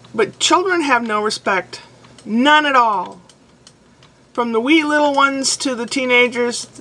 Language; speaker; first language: English; native; English